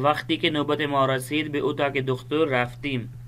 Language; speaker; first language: Persian; non-native, fluent; Urdu